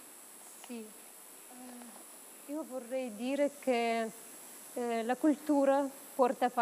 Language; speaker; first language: Italian; non-native, fluent; Ukrainian